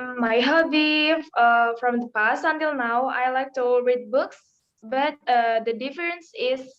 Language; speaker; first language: English; non-native, learner; Indonesian